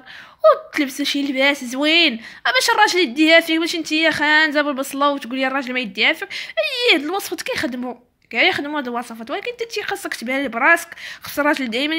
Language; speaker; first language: Arabic; native; Arabic